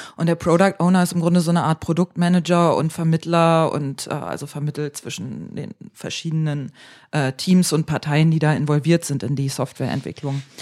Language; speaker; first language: German; native; German